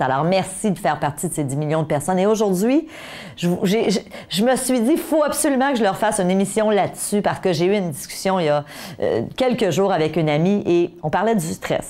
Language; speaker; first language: French; native; French